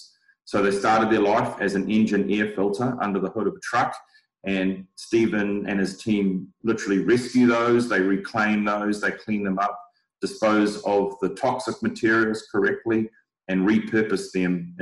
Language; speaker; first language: English; native; English